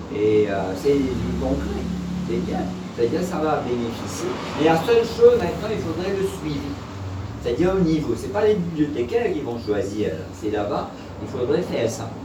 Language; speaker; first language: French; non-native, local second language; Morisyen